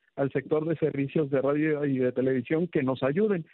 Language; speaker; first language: Spanish; native; Spanish